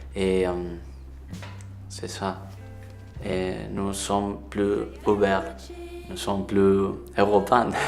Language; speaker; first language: French; non-native, learner; Spanish